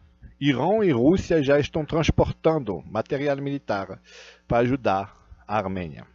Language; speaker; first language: Portuguese; non-native, fluent; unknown